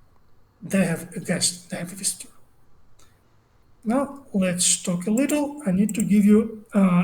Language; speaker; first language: English; non-native, learner; Russian